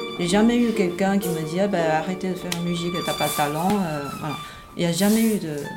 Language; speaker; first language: French; non-native, fluent; Chinese